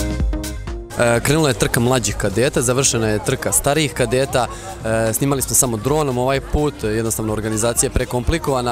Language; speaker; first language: Serbian; native; Serbian